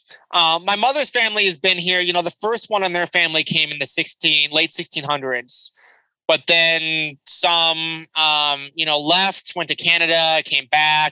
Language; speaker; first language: English; native; English